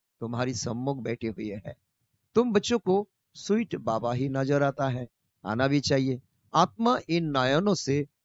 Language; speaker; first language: Hindi; non-native, local second language; Bangla